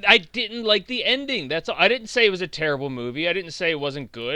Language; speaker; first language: English; native; English